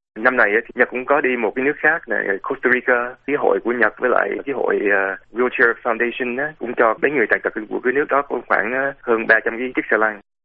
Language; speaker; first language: Vietnamese; early bilingual, other home language; English